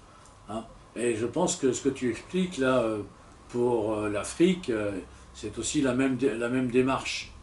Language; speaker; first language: French; native; French